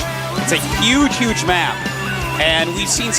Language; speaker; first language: English; native; English